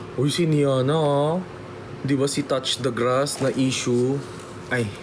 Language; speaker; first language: Filipino; native; Filipino